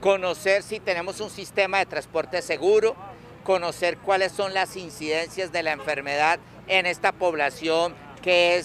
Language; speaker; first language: Spanish; native; Spanish